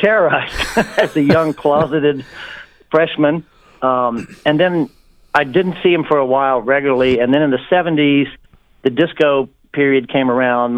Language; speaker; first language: English; native; English